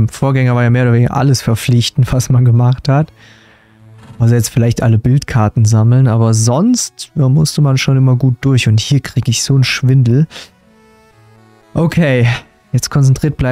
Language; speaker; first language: German; native; German